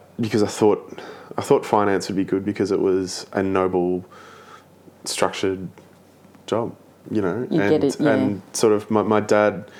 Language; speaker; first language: English; native; English